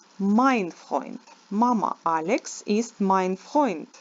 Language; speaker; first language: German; non-native, learner; Ukrainian